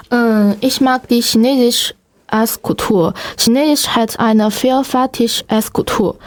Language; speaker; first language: German; non-native, learner; Chinese